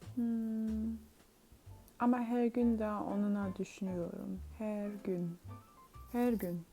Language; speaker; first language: Turkish; early bilingual, heritage; Turkish